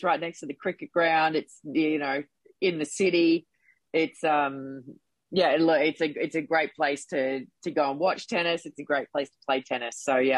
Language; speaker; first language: English; native; English